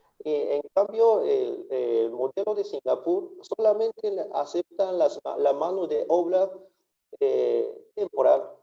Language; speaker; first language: Spanish; non-native, fluent; Japanese